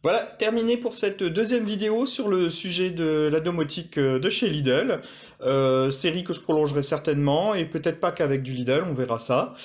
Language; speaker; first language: French; native; French